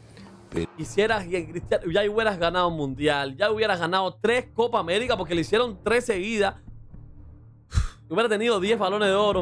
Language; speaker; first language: Spanish; native; Spanish